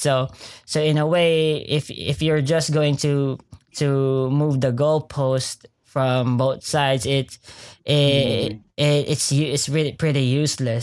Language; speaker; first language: English; non-native, local second language; Filipino